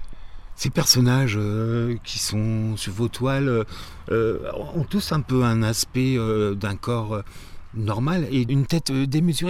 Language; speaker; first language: French; native; French